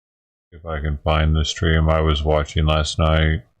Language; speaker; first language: English; native; English